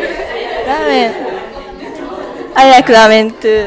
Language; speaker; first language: English; non-native, learner; Japanese